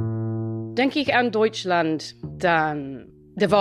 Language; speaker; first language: German; non-native, fluent; English